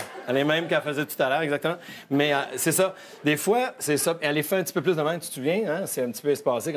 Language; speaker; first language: French; native; French